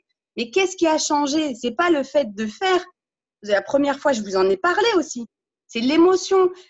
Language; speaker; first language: French; native; French